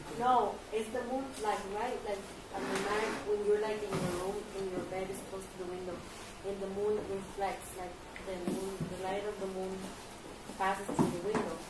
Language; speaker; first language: English; non-native, learner; Chinese